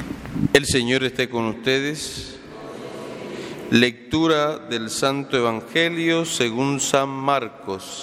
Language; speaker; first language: Spanish; native; Spanish